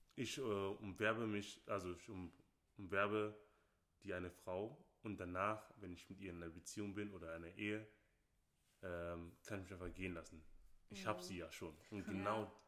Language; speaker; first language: German; non-native, fluent; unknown